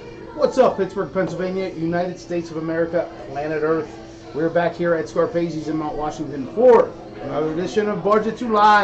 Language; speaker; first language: English; native; English